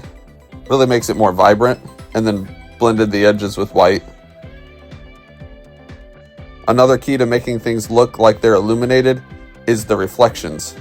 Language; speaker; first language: English; native; English